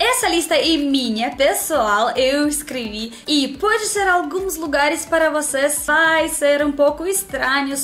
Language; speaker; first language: Portuguese; non-native, learner; Russian